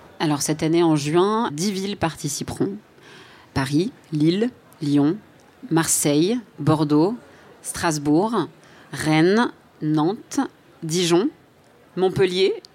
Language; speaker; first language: French; native; French